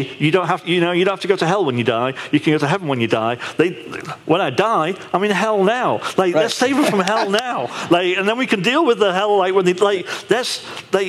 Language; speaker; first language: English; native; English